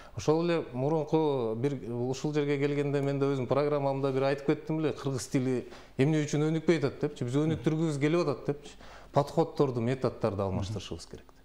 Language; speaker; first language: Kyrgyz; native; Kyrgyz